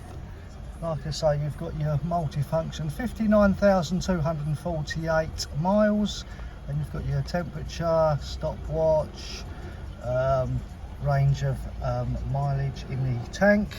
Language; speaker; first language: English; native; English